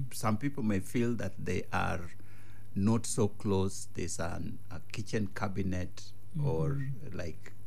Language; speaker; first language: English; non-native, local second language; Luo (Kenya and Tanzania)